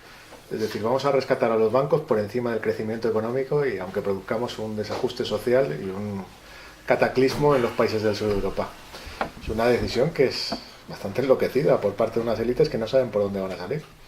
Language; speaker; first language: Spanish; native; Spanish